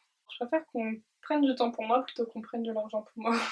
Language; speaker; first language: French; native; French